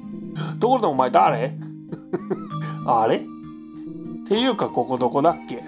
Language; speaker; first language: Japanese; native; Japanese